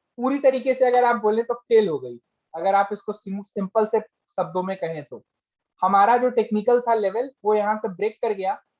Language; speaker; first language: Hindi; native; Hindi